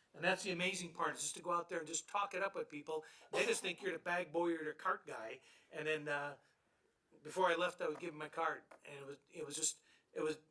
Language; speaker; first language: English; native; English